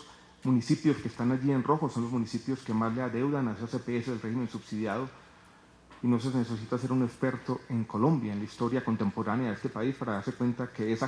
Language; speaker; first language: Spanish; native; Spanish